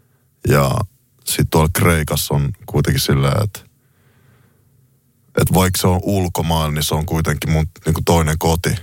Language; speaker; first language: Finnish; native; Finnish